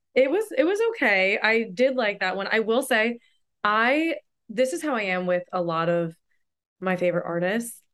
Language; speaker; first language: English; native; English